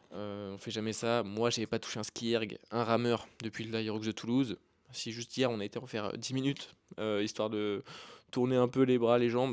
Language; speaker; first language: French; native; French